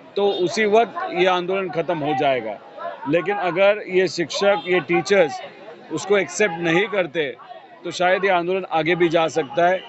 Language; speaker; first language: Hindi; non-native, local second language; Marathi